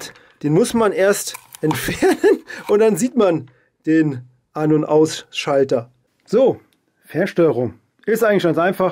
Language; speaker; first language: German; native; German